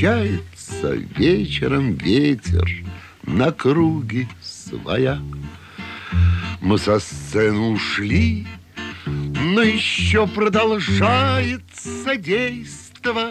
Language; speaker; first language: Russian; native; Russian